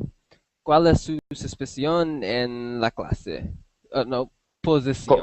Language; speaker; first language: Spanish; non-native, learner; English